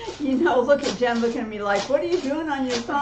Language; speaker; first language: English; native; English